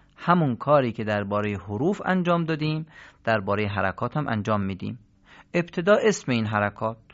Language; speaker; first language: Persian; native; Persian